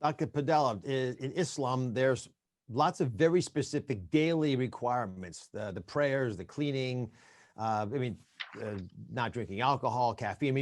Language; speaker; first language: English; native; English